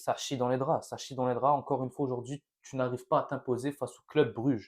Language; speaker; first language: French; native; French